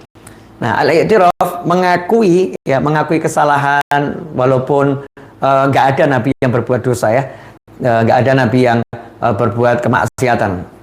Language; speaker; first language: Indonesian; native; Indonesian